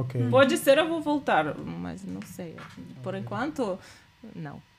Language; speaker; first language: Portuguese; non-native, learner; Russian